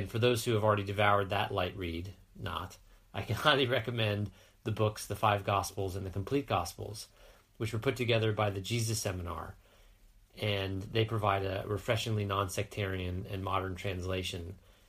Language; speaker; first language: English; native; English